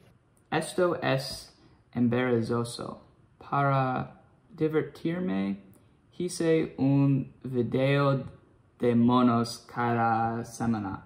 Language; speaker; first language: Spanish; non-native, learner; English